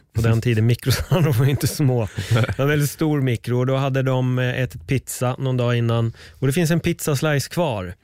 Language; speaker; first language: Swedish; native; Swedish